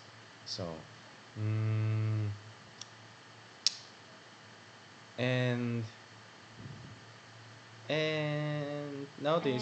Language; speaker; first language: English; non-native, learner; Korean